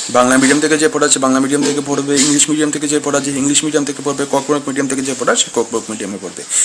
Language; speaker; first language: Bangla; non-native, local second language; Kok Borok